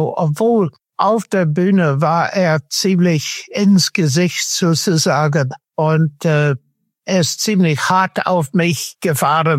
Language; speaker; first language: German; non-native, fluent; English